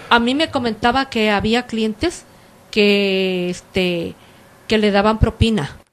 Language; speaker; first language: Spanish; native; Spanish